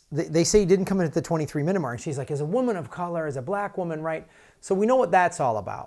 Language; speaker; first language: English; native; English